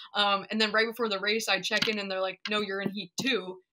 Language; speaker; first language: English; native; English